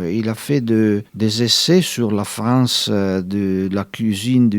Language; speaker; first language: French; non-native, fluent; Italian